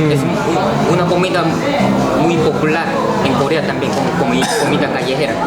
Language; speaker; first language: Spanish; non-native, fluent; Korean